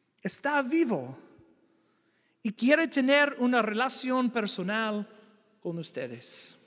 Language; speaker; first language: Spanish; non-native, fluent; English